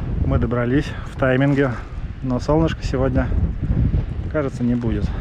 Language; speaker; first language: Russian; native; Russian